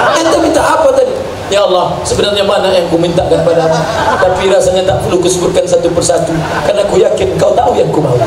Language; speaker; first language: Indonesian; native; Indonesian